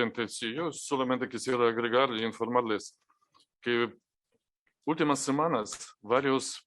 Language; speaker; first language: Spanish; non-native, fluent; Ukrainian